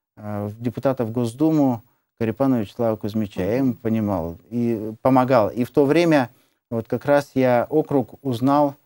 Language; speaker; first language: Russian; native; Russian